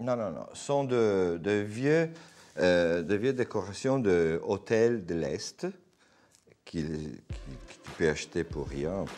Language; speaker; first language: French; non-native, learner; Italian